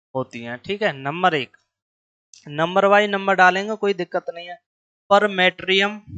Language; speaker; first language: Hindi; native; Hindi